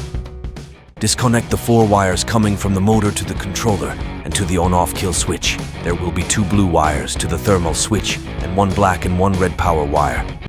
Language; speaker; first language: English; native; English